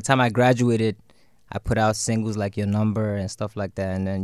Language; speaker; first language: English; non-native, local second language; Yoruba